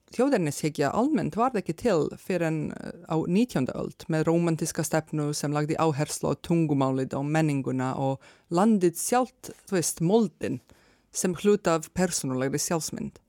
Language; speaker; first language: Icelandic; non-native, fluent; Serbian